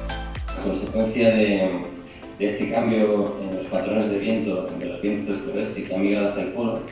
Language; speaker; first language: Spanish; native; Spanish